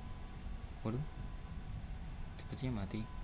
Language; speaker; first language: Indonesian; native; Indonesian